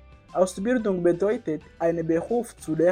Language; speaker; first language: German; non-native, learner; Kinyarwanda